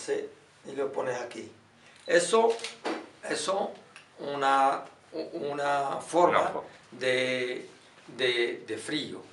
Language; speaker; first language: Spanish; non-native, learner; Arabic